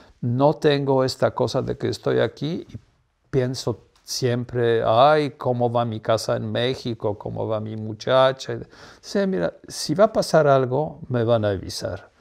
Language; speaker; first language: Spanish; non-native, fluent; Polish